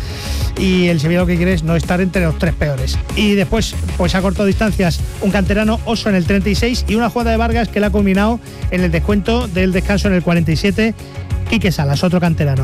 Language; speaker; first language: Spanish; native; Spanish